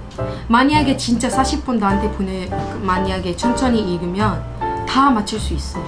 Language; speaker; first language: Korean; non-native, fluent; Arabic